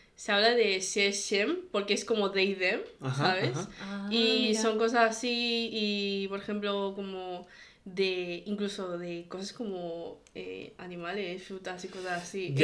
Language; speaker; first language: Spanish; early bilingual, other home language; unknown